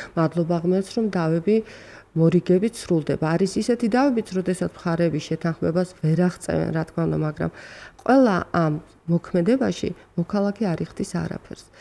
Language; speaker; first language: Georgian; native; Georgian